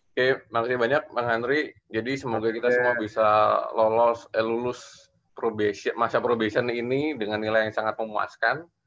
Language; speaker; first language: Indonesian; native; Indonesian